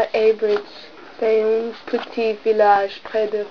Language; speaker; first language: French; non-native, learner; English